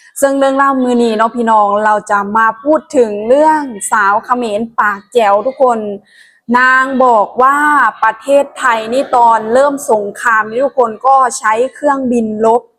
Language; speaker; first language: Thai; non-native, local second language; Northeastern Thai